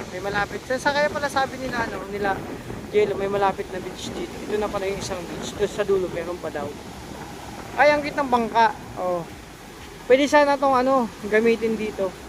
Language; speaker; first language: Filipino; non-native, local second language; Bikol